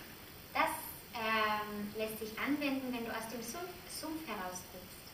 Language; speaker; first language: German; native; German